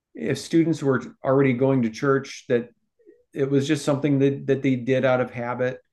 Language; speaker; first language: English; native; English